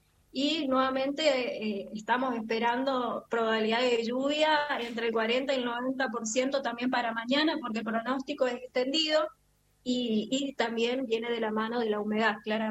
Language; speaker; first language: Spanish; native; Spanish